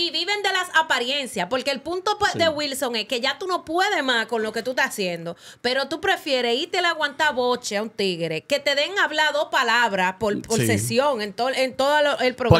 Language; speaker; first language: Spanish; native; Spanish